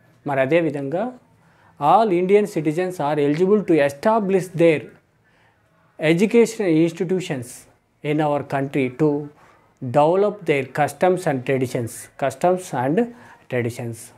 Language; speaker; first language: English; non-native, local second language; Telugu